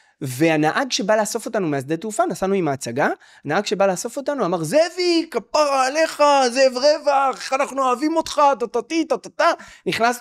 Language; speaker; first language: Hebrew; native; Hebrew